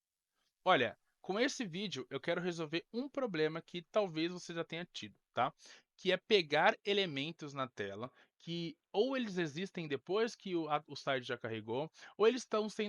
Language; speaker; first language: Portuguese; native; Portuguese